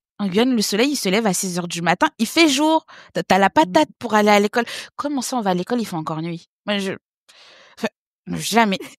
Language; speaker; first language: French; early bilingual, other home language; Haitian Creole